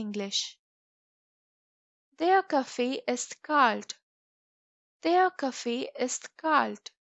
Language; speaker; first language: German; non-native, fluent; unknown